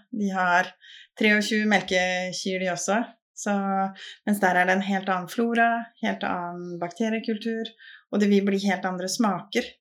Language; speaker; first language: Norwegian; native; Norwegian